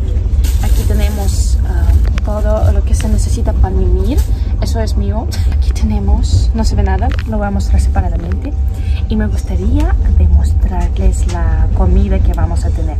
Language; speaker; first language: Spanish; non-native, fluent; Russian